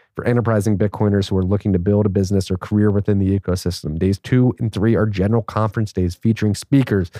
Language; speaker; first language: English; native; English